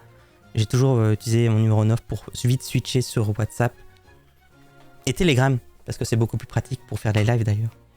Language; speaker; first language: French; native; French